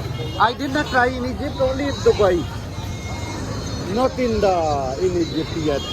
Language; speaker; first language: English; non-native, local second language; Hindi